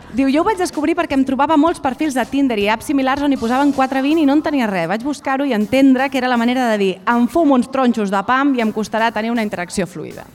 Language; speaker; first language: Catalan; native; Catalan